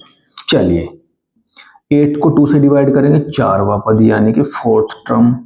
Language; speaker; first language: Hindi; native; Hindi